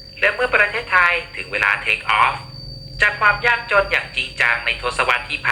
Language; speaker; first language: Thai; native; Thai